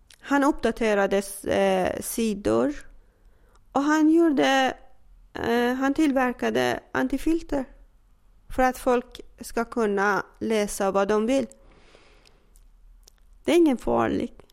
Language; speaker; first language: Swedish; non-native, fluent; Persian